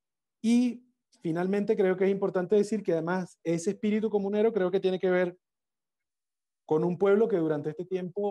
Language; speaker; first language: Spanish; native; Spanish